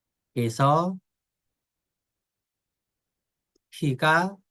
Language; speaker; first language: Korean; non-native, fluent; Khmer